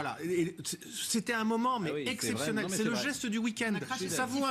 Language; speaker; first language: French; native; French